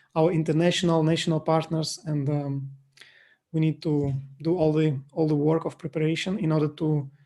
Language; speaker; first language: English; non-native, fluent; Russian